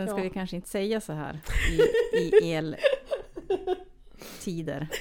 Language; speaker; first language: Swedish; native; Swedish